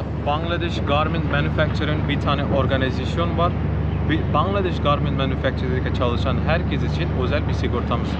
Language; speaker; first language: Turkish; non-native, fluent; Bangla